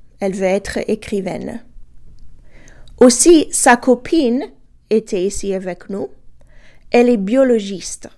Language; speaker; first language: French; non-native, fluent; English